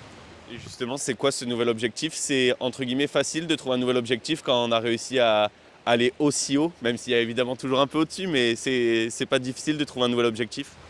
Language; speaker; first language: French; native; French